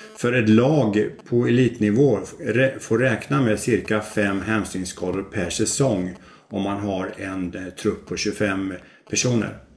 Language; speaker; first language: Swedish; native; Swedish